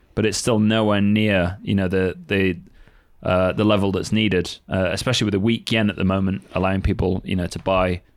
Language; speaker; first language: English; native; English